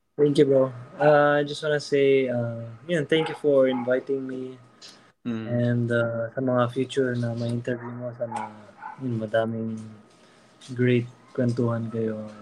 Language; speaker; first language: Filipino; early bilingual, heritage; Filipino